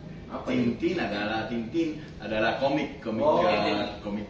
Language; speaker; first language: Indonesian; non-native, fluent; French